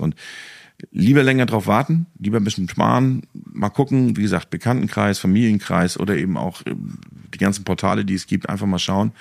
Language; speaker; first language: German; native; German